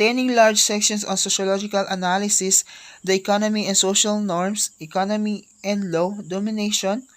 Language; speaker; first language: English; non-native, local second language; Filipino